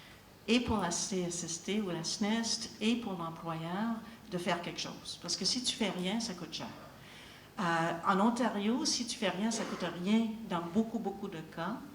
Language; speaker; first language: French; native; French